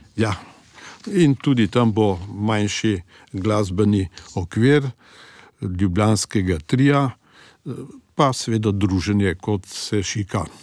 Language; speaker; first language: Slovenian; native; Slovenian